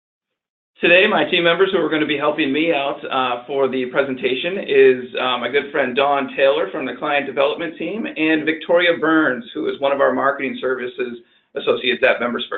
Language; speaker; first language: English; native; English